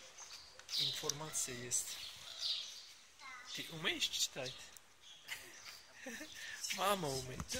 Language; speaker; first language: Russian; non-native, learner; Turkish